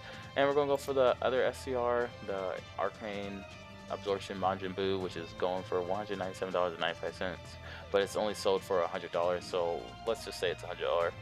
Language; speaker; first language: English; native; English